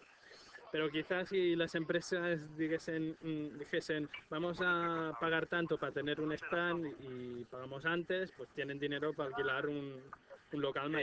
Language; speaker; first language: Spanish; native; Spanish